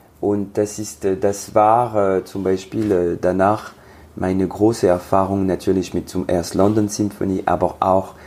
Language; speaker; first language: German; non-native, learner; French